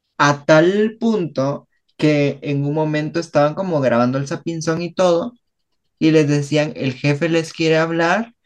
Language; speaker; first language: Spanish; native; Spanish